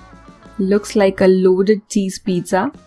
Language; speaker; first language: English; non-native, local second language; Hindi